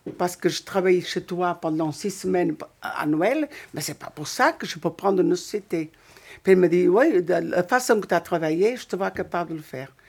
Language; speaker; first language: French; non-native, fluent; Portuguese